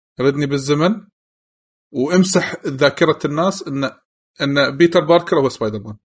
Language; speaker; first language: Arabic; native; Arabic